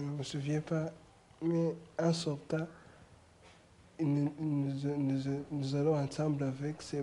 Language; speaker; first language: French; non-native, learner; Kinyarwanda